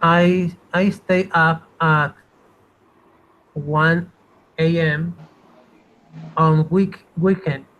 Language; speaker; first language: English; non-native, learner; Spanish